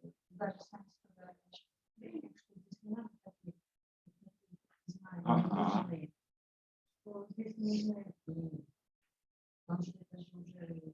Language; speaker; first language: Russian; non-native, local second language; Kyrgyz